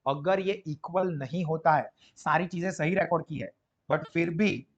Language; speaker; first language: Hindi; non-native, local second language; Gujarati